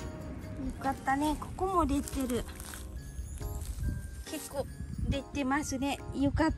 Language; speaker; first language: Japanese; non-native, learner; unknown